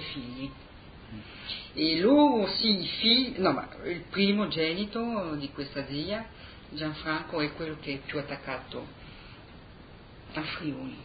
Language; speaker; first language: Italian; early bilingual, heritage; Italian